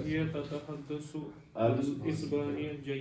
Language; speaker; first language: Arabic; non-native, learner; Urdu